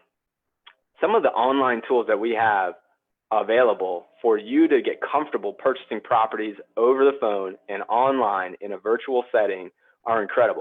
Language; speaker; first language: English; native; English